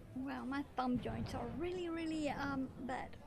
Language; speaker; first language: English; non-native, fluent; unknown